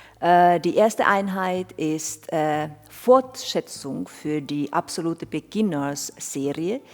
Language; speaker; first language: German; non-native, fluent; Finnish